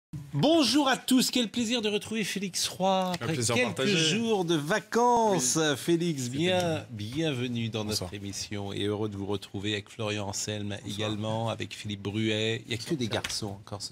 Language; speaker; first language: French; native; French